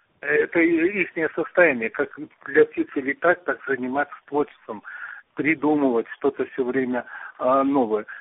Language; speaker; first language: Russian; non-native, local second language; Uzbek